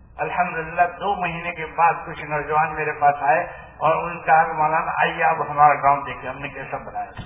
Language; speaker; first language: Urdu; non-native, local second language; Gujarati